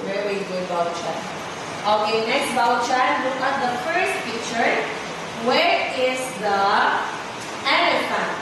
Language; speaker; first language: English; non-native, fluent; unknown